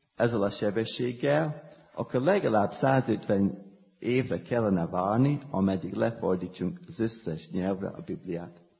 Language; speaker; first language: Hungarian; non-native, fluent; English